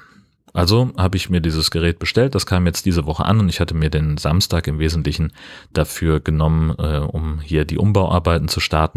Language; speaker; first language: German; native; German